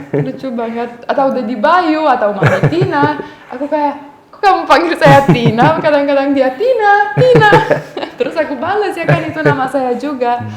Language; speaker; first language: Indonesian; non-native, fluent; Romanian